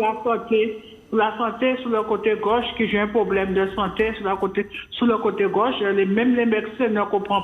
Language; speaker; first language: French; native; French